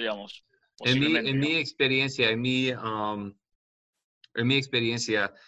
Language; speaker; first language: Spanish; non-native, learner; English